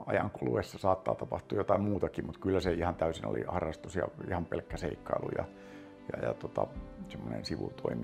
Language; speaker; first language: Finnish; native; Finnish